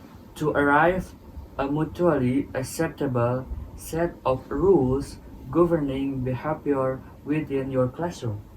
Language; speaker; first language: English; non-native, learner; Indonesian